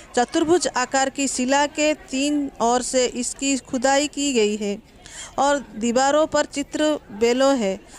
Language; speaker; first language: Hindi; non-native, local second language; Odia